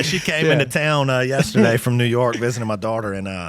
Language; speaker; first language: English; native; English